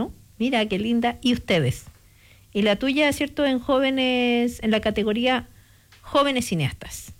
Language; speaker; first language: Spanish; native; Spanish